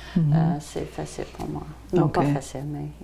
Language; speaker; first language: French; non-native, local second language; English